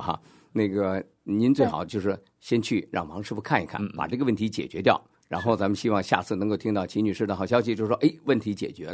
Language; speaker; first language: Chinese; native; Chinese